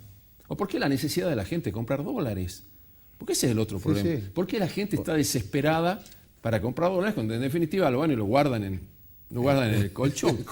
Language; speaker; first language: Spanish; native; Spanish